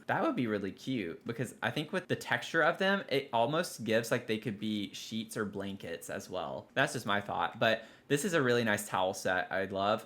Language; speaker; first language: English; native; English